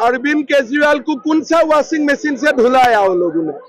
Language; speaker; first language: Hindi; non-native, local second language; Assamese